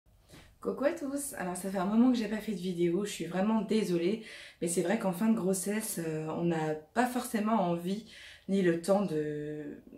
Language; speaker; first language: French; native; French